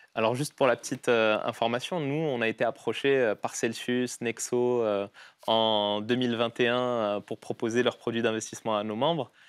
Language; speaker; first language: French; non-native, local second language; Arabic